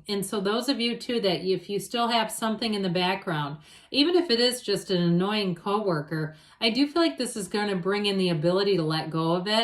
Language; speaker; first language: English; native; English